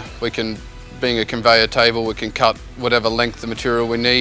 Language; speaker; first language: English; native; English